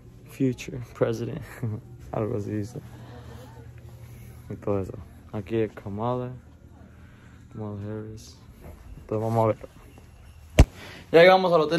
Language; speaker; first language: Spanish; early bilingual, heritage; Spanish